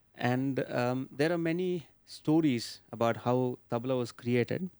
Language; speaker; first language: English; non-native, local second language; Marathi